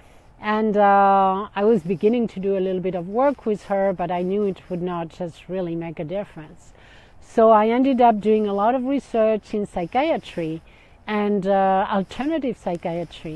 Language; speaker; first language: English; non-native, fluent; French